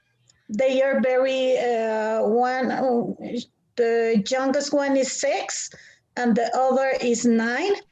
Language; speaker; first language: English; non-native, fluent; Spanish